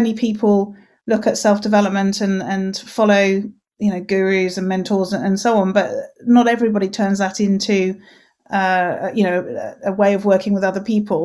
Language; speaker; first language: English; native; English